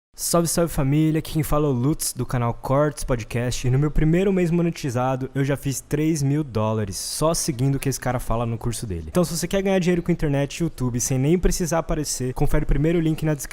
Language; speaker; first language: Portuguese; native; Portuguese